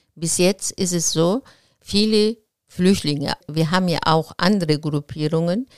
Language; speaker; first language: German; non-native, fluent; Turkish